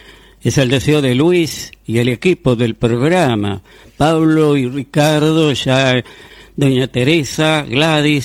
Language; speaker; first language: Spanish; native; Spanish